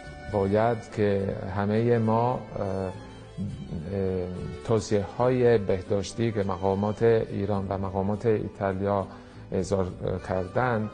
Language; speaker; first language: Persian; non-native, fluent; Italian